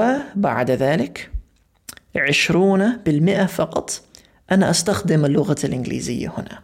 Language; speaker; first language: Arabic; non-native, fluent; English